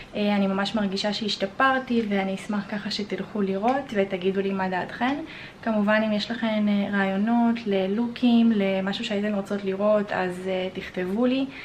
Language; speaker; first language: Hebrew; native; Hebrew